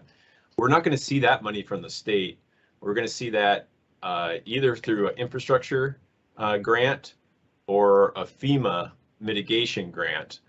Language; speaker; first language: English; native; English